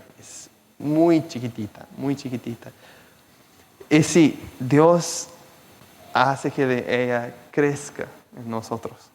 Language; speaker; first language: Spanish; non-native, fluent; Portuguese